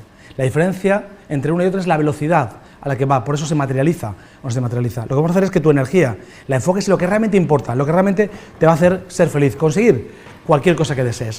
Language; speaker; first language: Spanish; native; Spanish